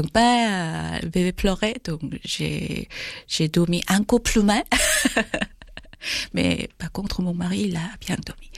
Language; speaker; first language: French; non-native, fluent; Korean